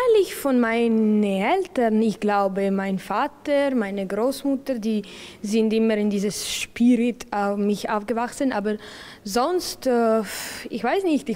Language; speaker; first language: German; non-native, local second language; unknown